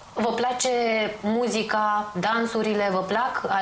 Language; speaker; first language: Romanian; native; Romanian